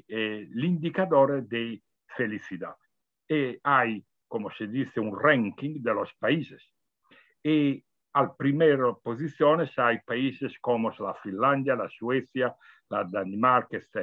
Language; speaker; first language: Spanish; non-native, fluent; Italian